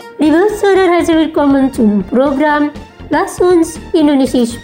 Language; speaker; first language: German; non-native, fluent; Indonesian